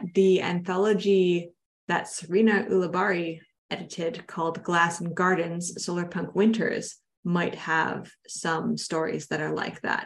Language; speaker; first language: English; native; English